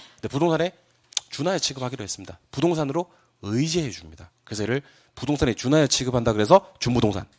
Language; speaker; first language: Korean; native; Korean